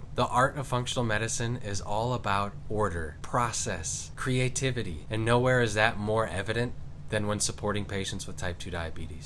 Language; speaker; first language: English; native; English